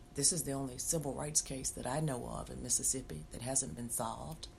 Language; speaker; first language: English; native; English